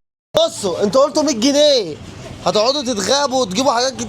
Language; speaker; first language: Arabic; native; Arabic